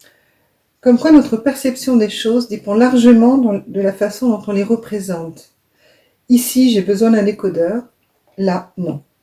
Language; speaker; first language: French; native; French